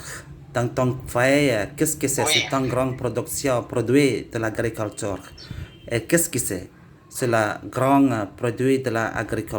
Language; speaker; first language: French; non-native, learner; Indonesian